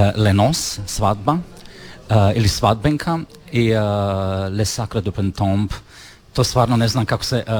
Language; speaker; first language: Croatian; non-native, fluent; Romanian